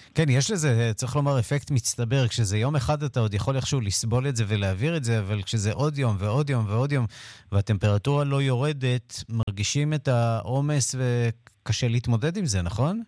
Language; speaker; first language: Hebrew; native; Hebrew